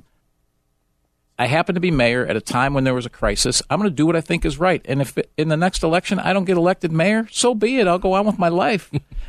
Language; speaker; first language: English; native; English